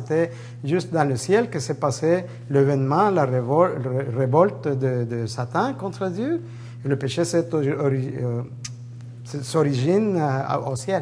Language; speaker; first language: French; native; French